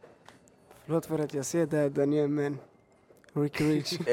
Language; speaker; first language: Swedish; early bilingual, other home language; Albanian